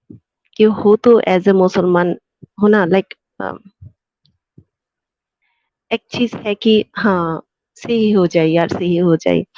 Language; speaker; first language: Hindi; non-native, fluent; Bangla